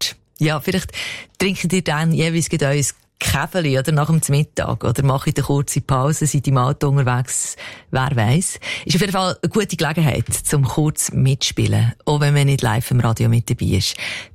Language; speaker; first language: German; native; German